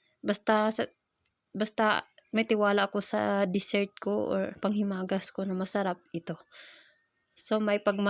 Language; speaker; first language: Filipino; non-native, local second language; Cebuano